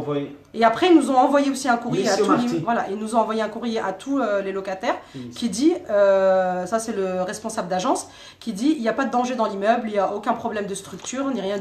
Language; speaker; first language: French; native; French